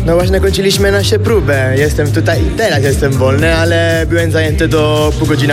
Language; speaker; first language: Polish; non-native, learner; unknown